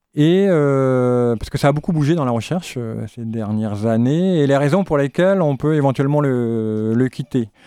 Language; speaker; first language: French; native; French